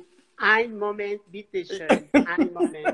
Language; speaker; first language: German; non-native, learner; French